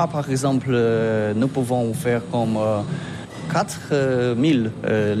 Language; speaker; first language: French; non-native, fluent; Polish